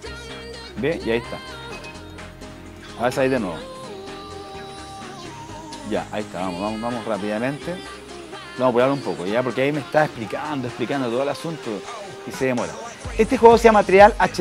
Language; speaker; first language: Spanish; native; Spanish